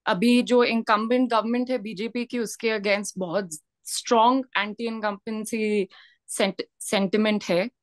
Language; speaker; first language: Hindi; native; Hindi